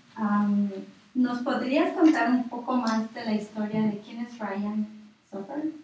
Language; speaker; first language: Spanish; native; Spanish